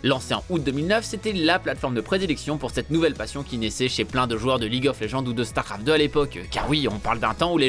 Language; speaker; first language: French; native; French